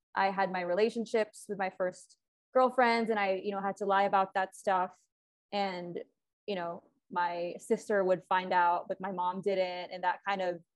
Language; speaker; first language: English; non-native, local second language; Filipino